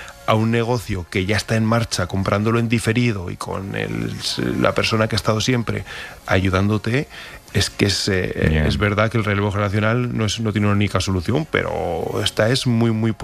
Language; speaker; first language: Spanish; native; Spanish